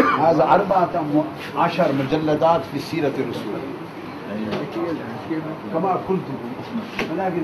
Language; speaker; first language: Arabic; non-native, learner; Urdu